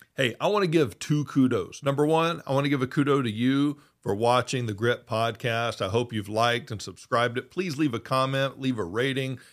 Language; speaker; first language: English; native; English